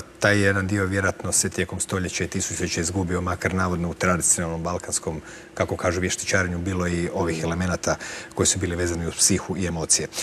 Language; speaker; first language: Croatian; native; Croatian